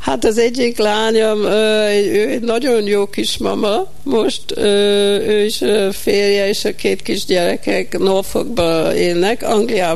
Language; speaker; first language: Hungarian; early bilingual, heritage; Hungarian